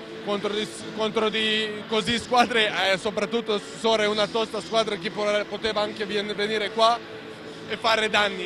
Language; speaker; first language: Italian; non-native, fluent; Serbian